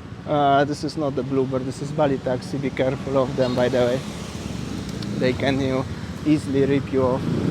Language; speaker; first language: English; non-native, fluent; Polish